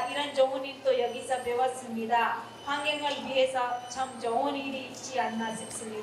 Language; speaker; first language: Korean; non-native, learner; Hindi